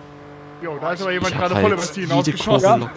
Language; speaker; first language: German; native; German